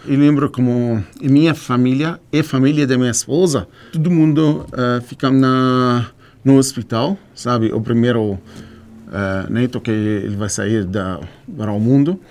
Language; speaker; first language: Portuguese; non-native, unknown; Arabic